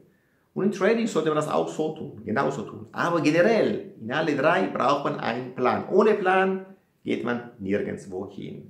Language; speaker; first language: German; non-native, fluent; Italian